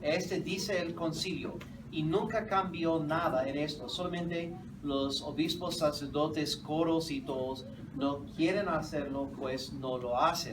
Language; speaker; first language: Spanish; non-native, fluent; English